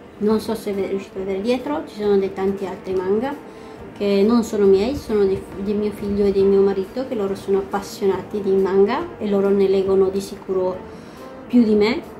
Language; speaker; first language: Italian; non-native, fluent; Spanish